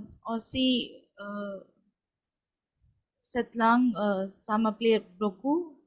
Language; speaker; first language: French; non-native, learner; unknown